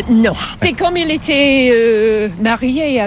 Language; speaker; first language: French; non-native, fluent; English